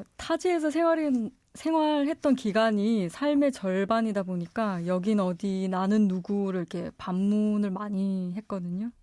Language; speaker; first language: Korean; native; Korean